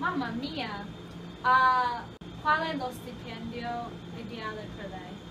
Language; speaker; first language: Italian; non-native, learner; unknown